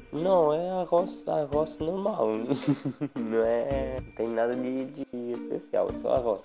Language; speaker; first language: Portuguese; non-native, learner; Italian